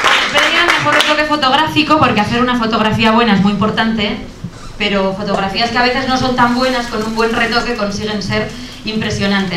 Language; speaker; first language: Spanish; native; Spanish